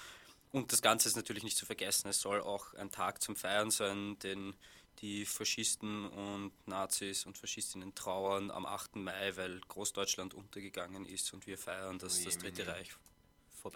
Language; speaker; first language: German; native; German